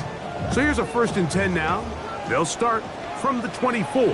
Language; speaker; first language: English; native; English